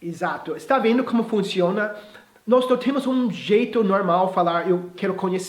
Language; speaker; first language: Portuguese; non-native, fluent; English